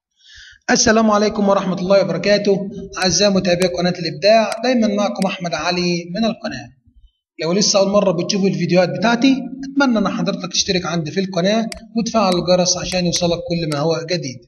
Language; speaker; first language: Arabic; native; Arabic